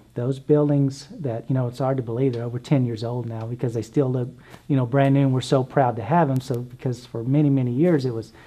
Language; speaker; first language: English; native; English